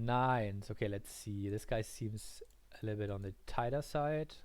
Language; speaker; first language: English; non-native, fluent; German